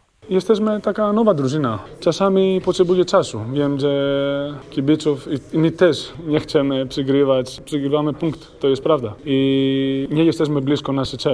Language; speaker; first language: Polish; non-native, learner; Greek